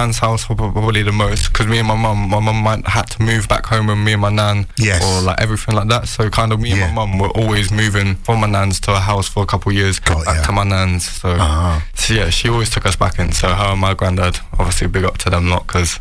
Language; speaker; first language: English; native; English